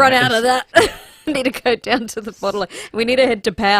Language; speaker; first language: English; native; English